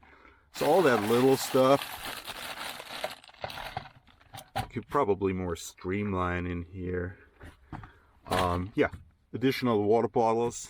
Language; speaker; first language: English; non-native, fluent; German